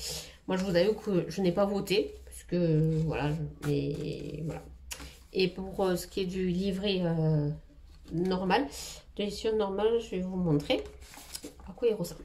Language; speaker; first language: French; native; French